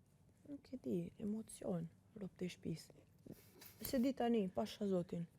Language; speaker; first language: Albanian; early bilingual, heritage; Albanian